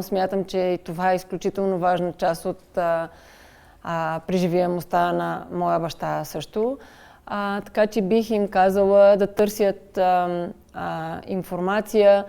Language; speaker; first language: Bulgarian; native; Bulgarian